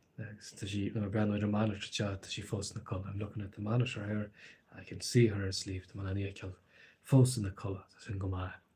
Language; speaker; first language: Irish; native; Irish